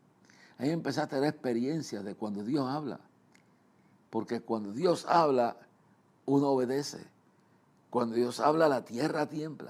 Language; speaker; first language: Spanish; native; Spanish